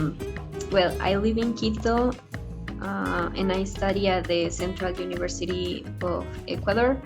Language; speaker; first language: English; non-native, fluent; Spanish